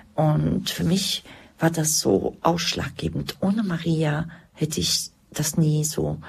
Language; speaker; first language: German; early bilingual, other home language; Croatian